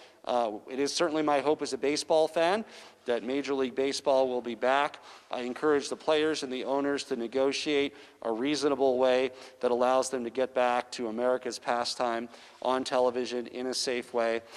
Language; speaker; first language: English; native; English